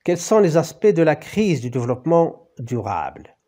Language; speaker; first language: French; non-native, local second language; Arabic